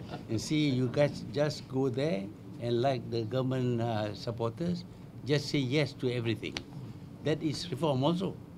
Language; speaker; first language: English; non-native, local second language; Malay